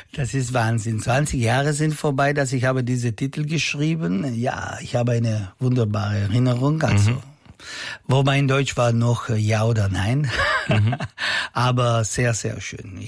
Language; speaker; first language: German; non-native, learner; Italian